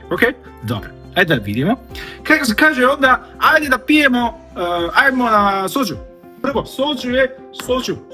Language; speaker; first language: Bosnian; non-native, learner; Korean